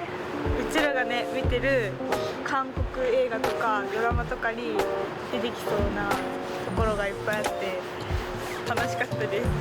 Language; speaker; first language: Japanese; native; Japanese